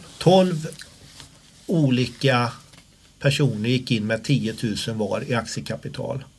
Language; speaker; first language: Swedish; native; Swedish